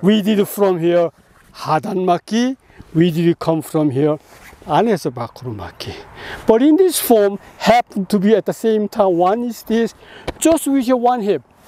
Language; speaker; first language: English; non-native, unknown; Korean